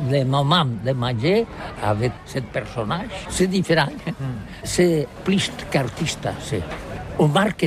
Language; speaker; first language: French; non-native, learner; Catalan